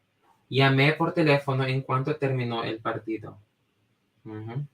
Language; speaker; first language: Spanish; non-native, fluent; Filipino